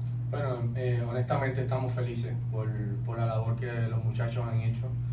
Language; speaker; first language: Spanish; native; Spanish